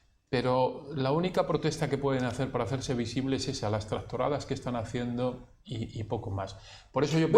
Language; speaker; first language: Spanish; native; Spanish